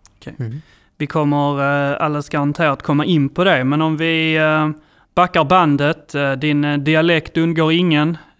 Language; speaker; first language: Swedish; native; Swedish